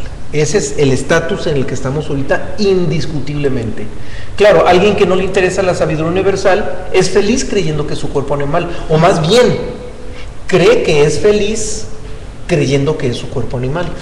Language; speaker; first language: Spanish; native; Spanish